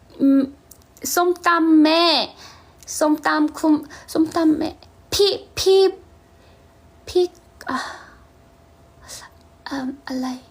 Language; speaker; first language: English; non-native, learner; Thai